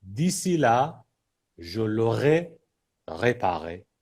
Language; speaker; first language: French; non-native, fluent; Persian